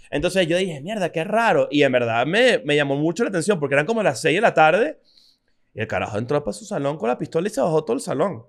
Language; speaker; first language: Spanish; native; Spanish